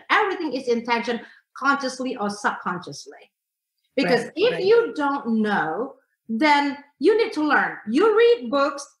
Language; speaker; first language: English; non-native, fluent; Indonesian